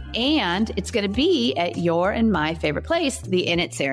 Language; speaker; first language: English; native; English